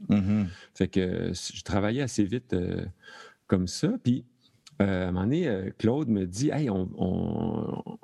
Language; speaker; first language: French; native; French